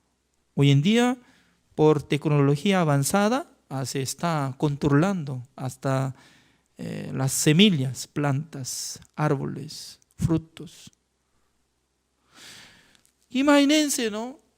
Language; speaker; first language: Spanish; non-native, fluent; Korean